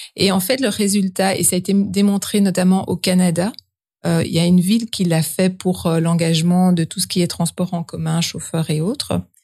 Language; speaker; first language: French; native; French